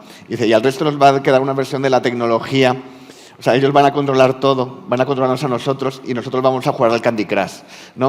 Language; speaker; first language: Spanish; native; Spanish